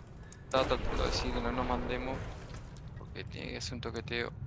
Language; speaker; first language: Spanish; native; Spanish